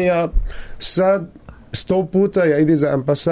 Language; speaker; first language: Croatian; non-native, learner; Arabic